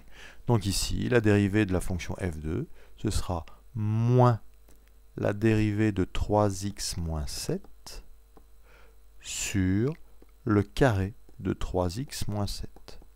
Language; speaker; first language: French; native; French